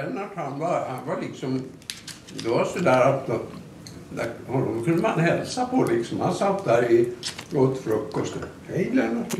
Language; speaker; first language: Swedish; native; Swedish